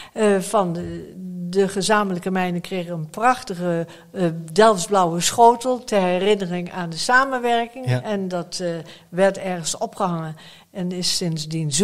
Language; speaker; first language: Dutch; native; Dutch